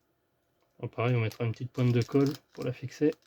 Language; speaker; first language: French; native; French